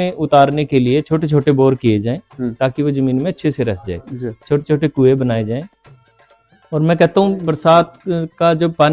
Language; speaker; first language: Hindi; native; Hindi